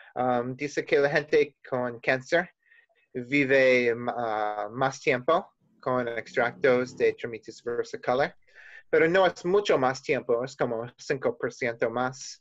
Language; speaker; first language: Spanish; non-native, learner; English